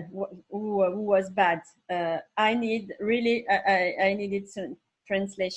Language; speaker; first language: English; non-native, learner; French